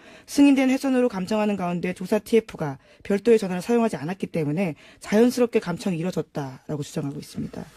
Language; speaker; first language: Korean; native; Korean